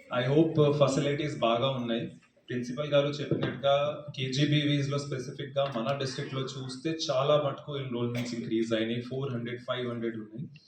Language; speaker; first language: Telugu; non-native, fluent; Hindi